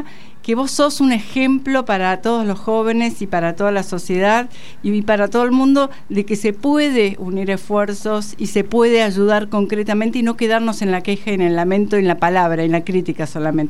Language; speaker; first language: Spanish; native; Spanish